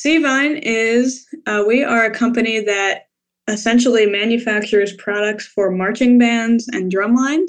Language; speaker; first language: English; native; English